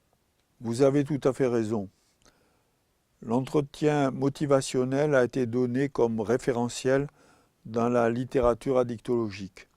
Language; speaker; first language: French; native; French